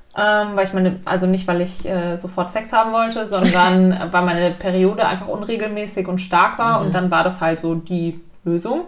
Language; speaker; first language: German; native; German